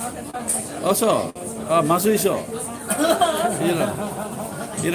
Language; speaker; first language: Japanese; non-native, learner; English